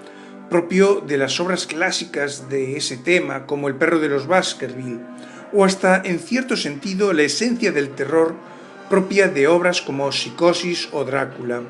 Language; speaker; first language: Spanish; native; Spanish